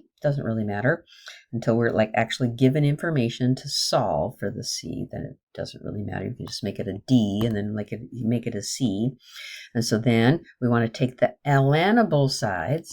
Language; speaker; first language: English; native; English